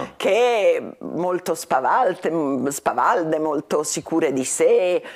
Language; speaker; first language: Italian; native; Italian